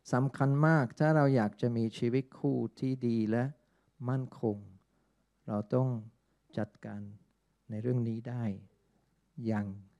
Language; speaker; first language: Thai; non-native, fluent; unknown